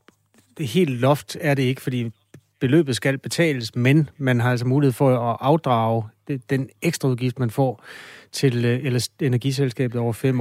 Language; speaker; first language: Danish; native; Danish